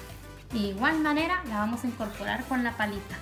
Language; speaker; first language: Spanish; native; Spanish